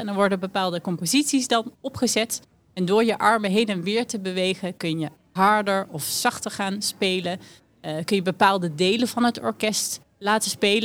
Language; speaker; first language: Dutch; native; Dutch